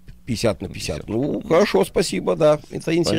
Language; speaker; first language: Russian; native; Russian